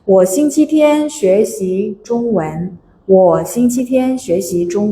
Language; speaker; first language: Chinese; non-native, fluent; Indonesian